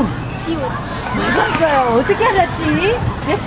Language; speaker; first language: Korean; native; Korean